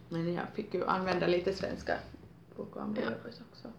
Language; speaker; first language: Swedish; non-native, local second language; Finnish